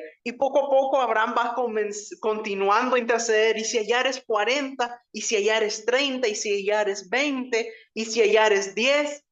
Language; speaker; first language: Spanish; native; Spanish